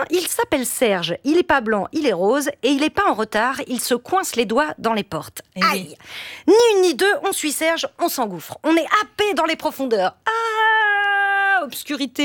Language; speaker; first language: French; native; French